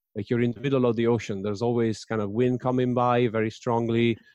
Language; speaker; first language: English; non-native, fluent; Italian